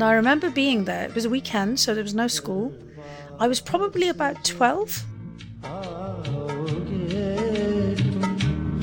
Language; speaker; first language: English; native; English